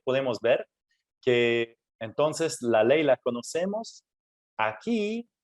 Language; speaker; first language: Spanish; non-native, fluent; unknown